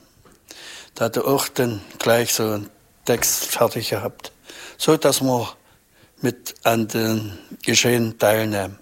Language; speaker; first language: German; native; German